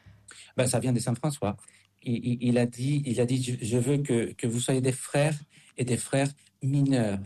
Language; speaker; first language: French; non-native, fluent; Spanish